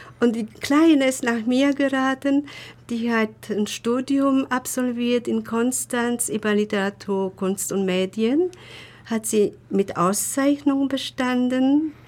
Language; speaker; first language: German; non-native, fluent; Polish